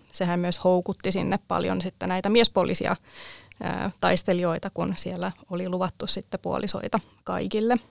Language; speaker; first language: Finnish; native; Finnish